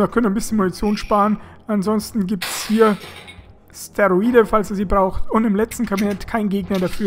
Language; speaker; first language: German; native; German